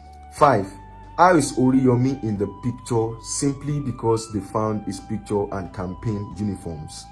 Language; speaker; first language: English; non-native, local second language; Yoruba